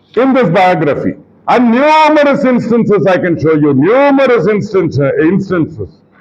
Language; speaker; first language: English; non-native, local second language; Telugu